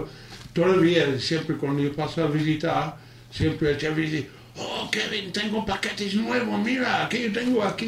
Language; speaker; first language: Spanish; non-native, learner; English